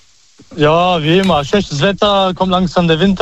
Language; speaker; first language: German; early bilingual, other home language; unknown